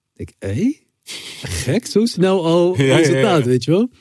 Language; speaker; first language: Dutch; native; Dutch